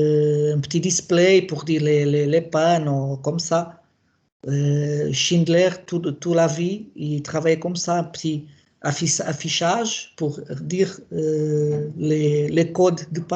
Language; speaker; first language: French; non-native, learner; Portuguese